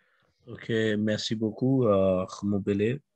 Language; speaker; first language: French; non-native, fluent; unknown